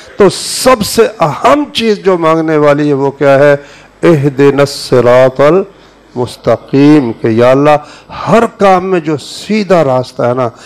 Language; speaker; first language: Urdu; native; Urdu